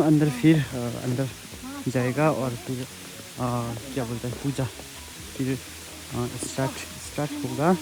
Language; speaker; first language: Hindi; non-native, local second language; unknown